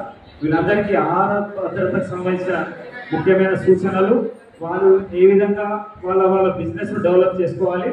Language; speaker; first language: Telugu; native; Telugu